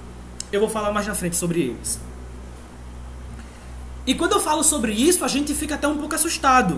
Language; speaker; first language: Portuguese; native; Portuguese